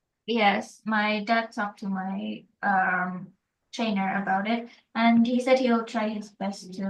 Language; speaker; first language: English; non-native, fluent; Indonesian